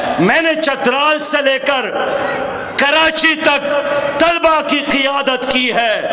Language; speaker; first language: Urdu; non-native, local second language; Pashto